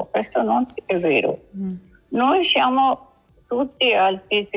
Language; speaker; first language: Italian; non-native, learner; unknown